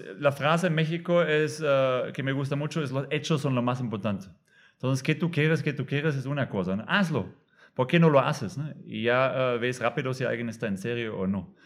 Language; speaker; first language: Spanish; non-native, fluent; German